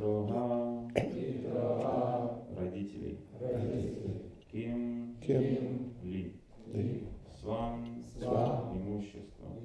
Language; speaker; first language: Russian; native; Russian